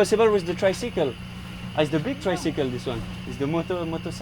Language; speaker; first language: English; non-native, learner; French